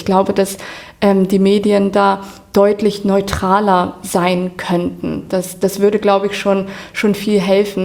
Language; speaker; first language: German; native; German